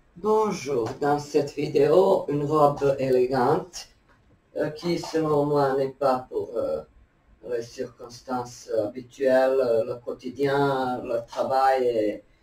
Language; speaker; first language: French; non-native, fluent; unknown